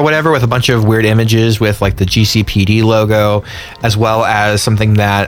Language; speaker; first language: English; native; English